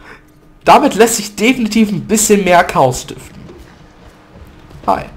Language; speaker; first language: German; native; German